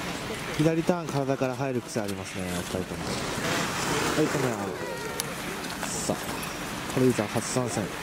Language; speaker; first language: Japanese; native; Japanese